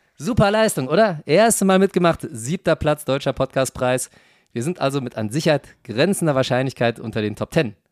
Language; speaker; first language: German; native; German